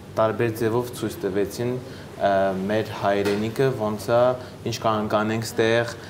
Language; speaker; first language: Armenian; early bilingual, heritage; Armenian